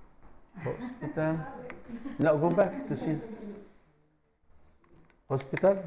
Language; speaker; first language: English; non-native, fluent; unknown